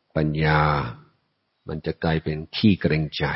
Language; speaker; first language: Thai; non-native, fluent; English